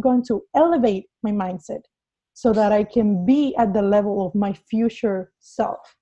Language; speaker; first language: English; non-native, fluent; Spanish